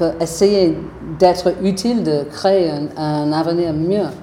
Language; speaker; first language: French; non-native, fluent; English